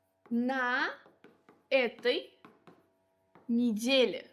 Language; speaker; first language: Russian; non-native, local second language; Uzbek